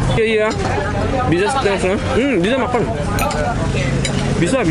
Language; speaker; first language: Indonesian; non-native, learner; Korean